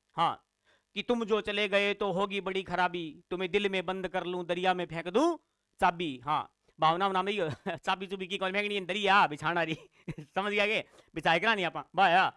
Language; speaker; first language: Hindi; native; Hindi